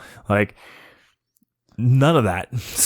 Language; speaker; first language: English; native; English